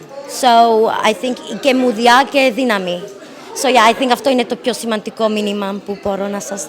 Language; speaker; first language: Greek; early bilingual, heritage; English